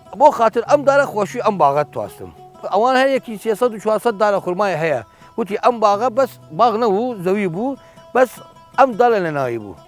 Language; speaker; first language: Central Kurdish; native; Central Kurdish